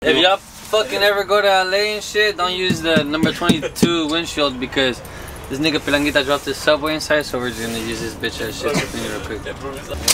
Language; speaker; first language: English; early bilingual, other home language; Spanish